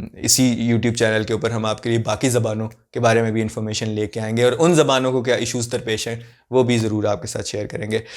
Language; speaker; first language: Urdu; non-native, local second language; Punjabi